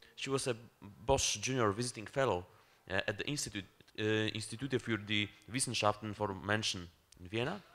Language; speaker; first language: English; non-native, fluent; Polish